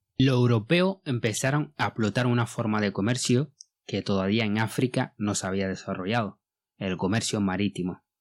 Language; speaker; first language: Spanish; non-native, fluent; Bambara